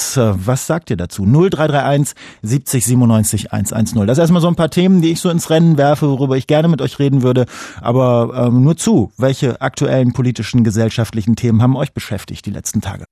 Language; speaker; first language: German; native; German